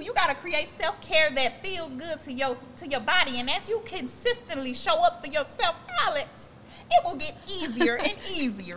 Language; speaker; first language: English; native; English